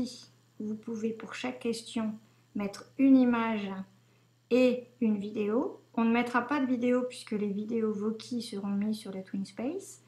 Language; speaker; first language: French; native; French